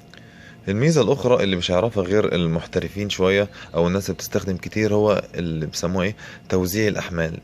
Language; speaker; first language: Arabic; native; Arabic